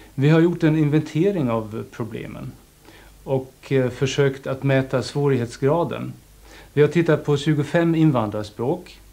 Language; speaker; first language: Swedish; non-native, fluent; German